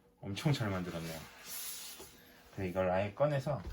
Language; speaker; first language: Korean; native; Korean